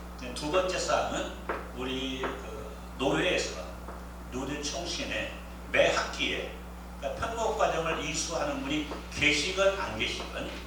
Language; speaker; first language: Korean; native; Korean